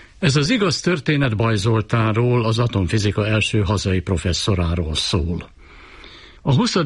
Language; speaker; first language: Hungarian; native; Hungarian